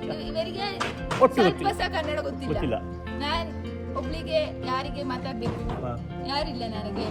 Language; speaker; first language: Kannada; non-native, local second language; Malayalam